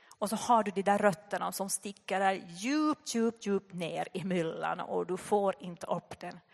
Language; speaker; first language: Swedish; native; Swedish